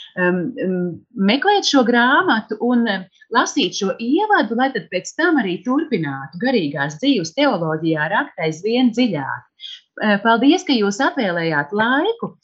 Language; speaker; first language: Latvian; native; Latvian